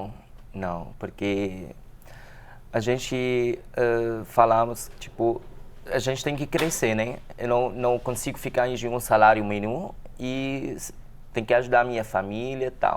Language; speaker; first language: Portuguese; non-native, learner; Arabic